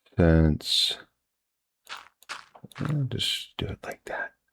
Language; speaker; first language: English; native; English